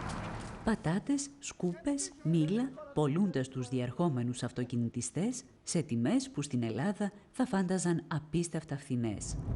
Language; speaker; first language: Greek; native; Greek